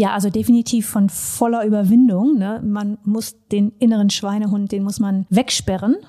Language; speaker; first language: German; native; German